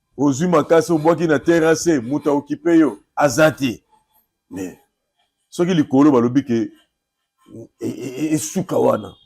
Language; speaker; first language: Lingala; native; Lingala